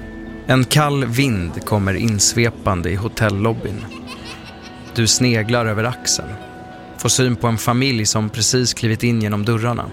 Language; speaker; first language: Swedish; native; Swedish